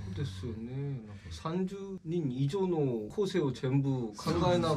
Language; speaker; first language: Japanese; non-native, learner; Korean